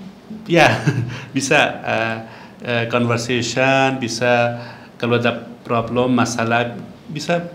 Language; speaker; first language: Indonesian; non-native, learner; Persian